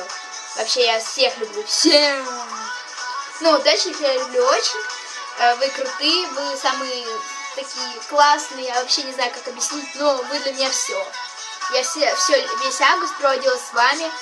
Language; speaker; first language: Russian; native; Russian